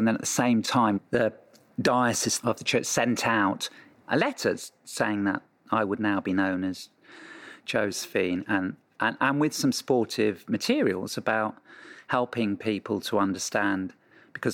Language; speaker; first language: English; native; English